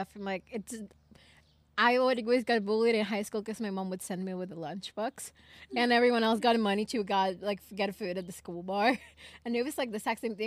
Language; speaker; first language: English; non-native, fluent; Spanish